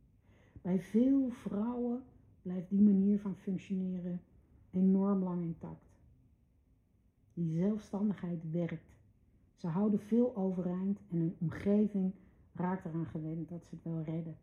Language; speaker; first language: Dutch; native; Dutch